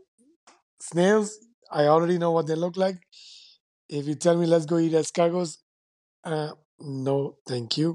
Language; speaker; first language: English; non-native, local second language; Sindhi